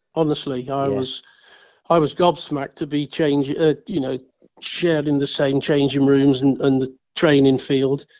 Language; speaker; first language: English; native; English